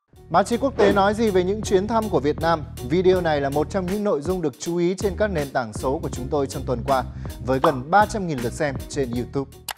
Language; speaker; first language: Vietnamese; native; Vietnamese